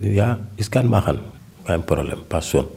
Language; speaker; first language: German; non-native, learner; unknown